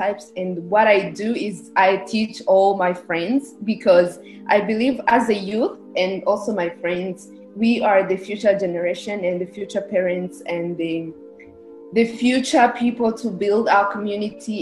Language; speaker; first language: English; non-native, local second language; Kinyarwanda